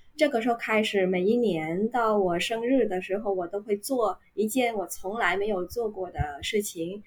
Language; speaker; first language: Chinese; non-native, fluent; Vietnamese